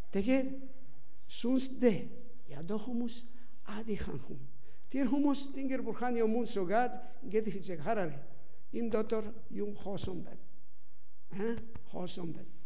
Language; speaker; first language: Mongolian; non-native, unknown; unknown